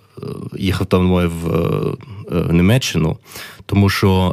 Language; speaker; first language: Ukrainian; early bilingual, heritage; German